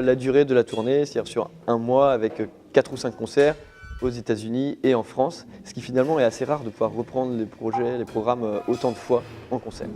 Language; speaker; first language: French; native; French